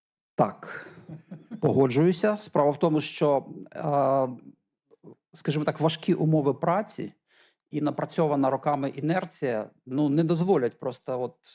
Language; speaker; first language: Ukrainian; native; Ukrainian